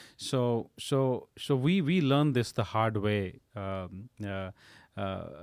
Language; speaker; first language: English; non-native, local second language; Punjabi